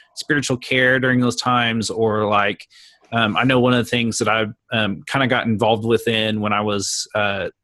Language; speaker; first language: English; native; English